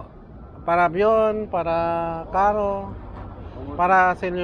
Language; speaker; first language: Spanish; non-native, learner; Filipino